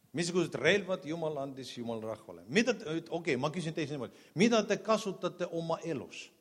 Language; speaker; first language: Estonian; non-native, local second language; Russian